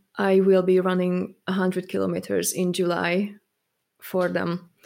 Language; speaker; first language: English; non-native, fluent; Hungarian